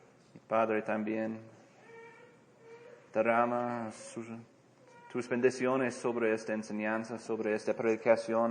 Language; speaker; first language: Spanish; non-native, fluent; English